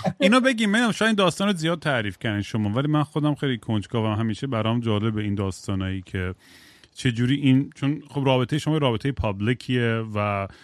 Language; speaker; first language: Persian; native; Persian